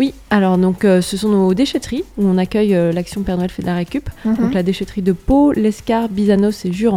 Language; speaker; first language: French; native; French